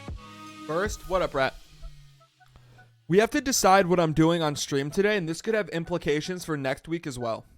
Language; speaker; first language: English; native; English